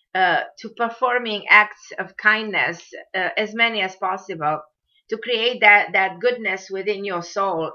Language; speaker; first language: English; non-native, fluent; Romanian